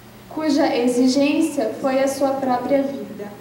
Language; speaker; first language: Portuguese; native; Portuguese